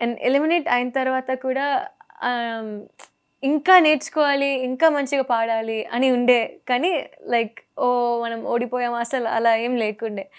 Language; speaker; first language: Telugu; early bilingual, heritage; Telugu